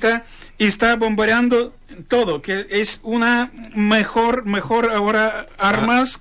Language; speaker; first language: Spanish; non-native, learner; Ukrainian